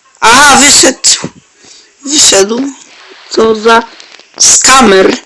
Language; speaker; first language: Polish; native; Polish